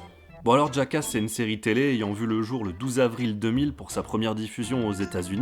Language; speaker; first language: French; native; French